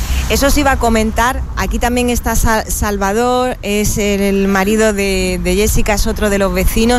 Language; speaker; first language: Spanish; native; Spanish